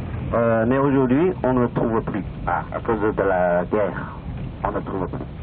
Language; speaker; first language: French; non-native, fluent; Chinese